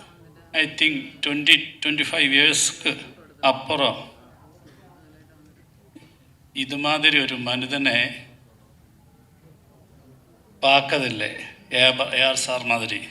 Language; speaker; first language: Tamil; non-native, learner; Malayalam